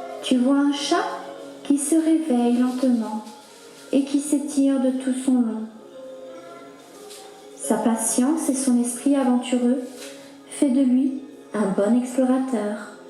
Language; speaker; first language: French; native; French